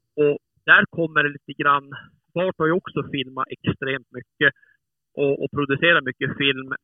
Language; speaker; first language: Swedish; native; Swedish